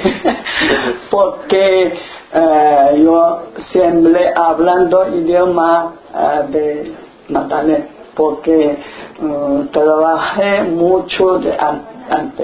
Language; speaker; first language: Spanish; non-native, learner; Chinese